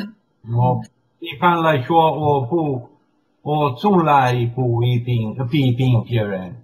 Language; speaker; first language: Chinese; non-native, learner; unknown